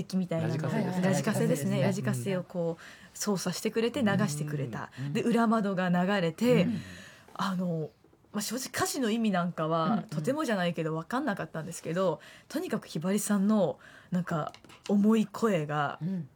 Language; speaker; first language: Japanese; native; Japanese